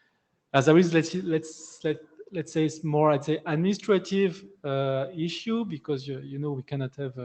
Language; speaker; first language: English; non-native, fluent; French